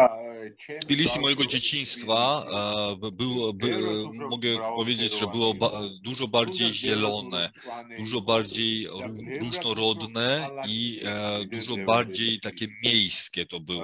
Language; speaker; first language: Polish; non-native, fluent; Georgian